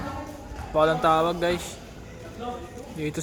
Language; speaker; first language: Filipino; non-native, local second language; Bikol